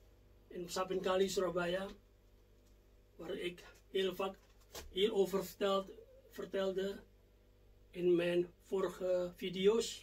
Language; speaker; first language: Dutch; non-native, fluent; Indonesian